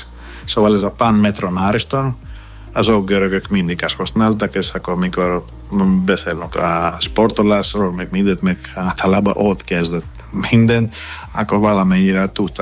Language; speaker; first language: Hungarian; non-native, fluent; Greek